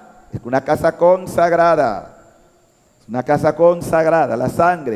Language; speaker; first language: Spanish; native; Spanish